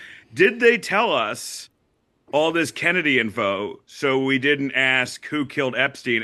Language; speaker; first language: English; native; English